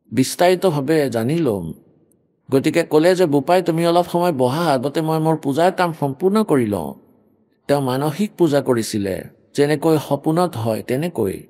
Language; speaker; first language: Assamese; native; Assamese